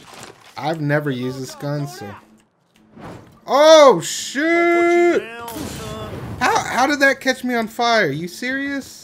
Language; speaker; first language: English; native; English